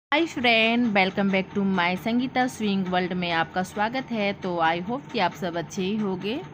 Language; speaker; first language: Hindi; native; Hindi